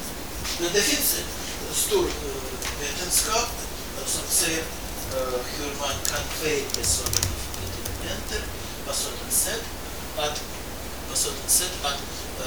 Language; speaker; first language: Swedish; non-native, fluent; Russian